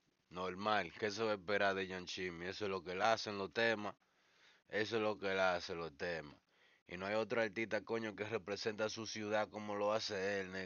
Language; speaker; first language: Spanish; early bilingual, other home language; English